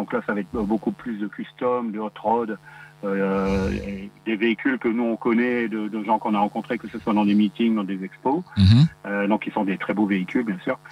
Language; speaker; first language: French; native; French